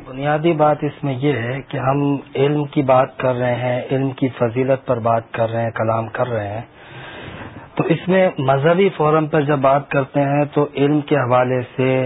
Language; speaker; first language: Urdu; native; Urdu